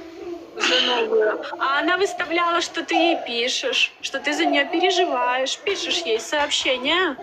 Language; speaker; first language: Russian; native; Russian